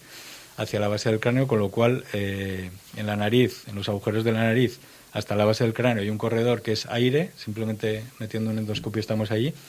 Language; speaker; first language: Spanish; native; Spanish